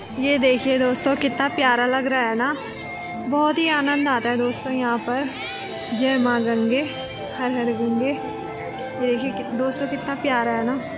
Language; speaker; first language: Hindi; non-native, local second language; Garhwali